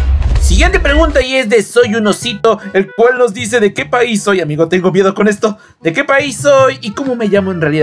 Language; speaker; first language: Spanish; native; Spanish